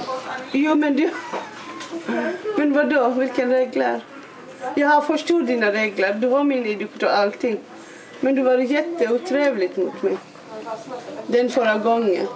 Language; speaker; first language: Swedish; non-native, fluent; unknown